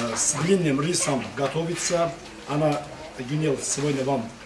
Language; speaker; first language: Russian; non-native, local second language; Azerbaijani